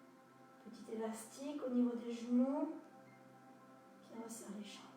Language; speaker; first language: French; native; French